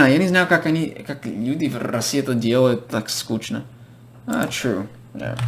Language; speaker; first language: Russian; non-native, fluent; English